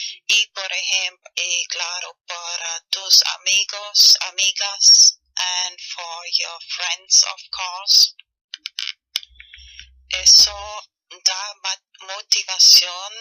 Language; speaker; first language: Spanish; non-native, fluent; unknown